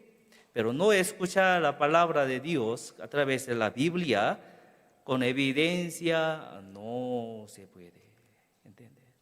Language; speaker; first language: Spanish; non-native, learner; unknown